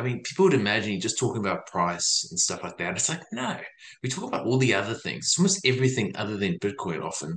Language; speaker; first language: English; native; English